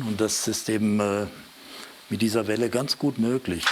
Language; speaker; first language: German; native; German